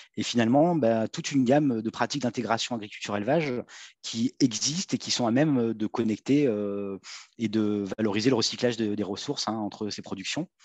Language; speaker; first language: French; native; French